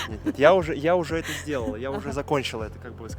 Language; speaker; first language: Russian; native; Russian